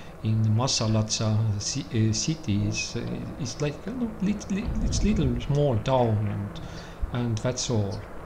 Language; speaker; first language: English; non-native, learner; Estonian